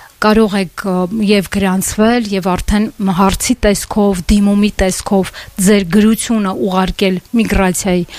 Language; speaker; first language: Armenian; native; Armenian